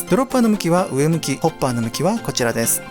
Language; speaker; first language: Japanese; native; Japanese